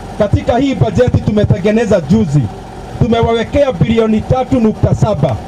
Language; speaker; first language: Swahili; non-native, local second language; Kikuyu